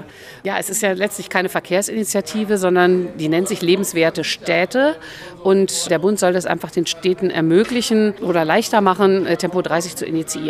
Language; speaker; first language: German; native; German